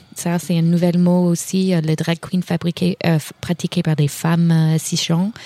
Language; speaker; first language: French; non-native, fluent; English